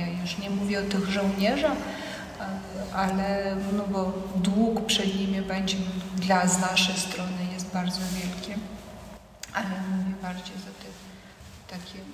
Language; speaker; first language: Polish; non-native, fluent; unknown